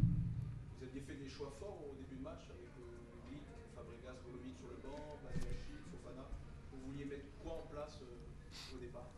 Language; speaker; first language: French; native; French